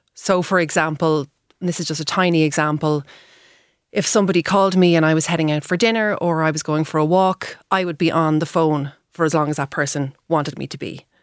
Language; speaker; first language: English; native; English